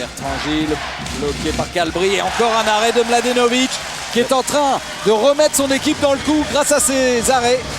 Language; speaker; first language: French; native; French